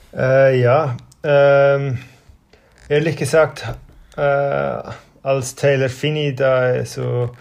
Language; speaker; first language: German; native; German